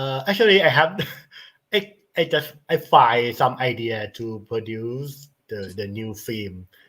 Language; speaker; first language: English; non-native, learner; Thai